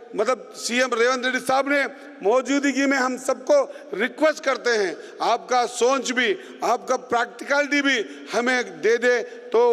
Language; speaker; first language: Hindi; non-native, local second language; Telugu